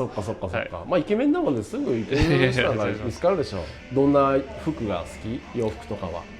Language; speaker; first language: Japanese; native; Japanese